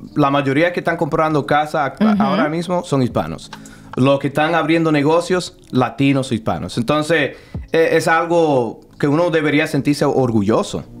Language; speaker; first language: Spanish; early bilingual, heritage; Spanish